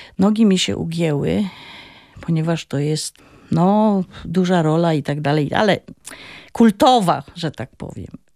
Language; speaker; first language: Polish; native; Polish